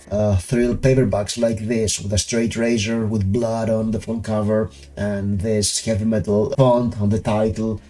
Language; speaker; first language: English; non-native, fluent; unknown